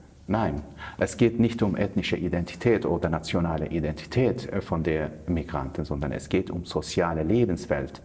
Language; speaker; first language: German; non-native, fluent; Kurdish